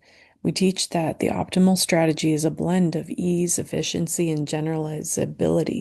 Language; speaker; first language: English; native; English